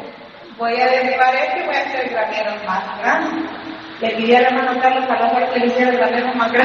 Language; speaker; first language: Spanish; native; Spanish